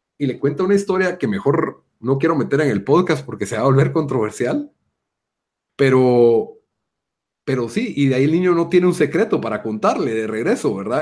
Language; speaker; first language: Spanish; native; Spanish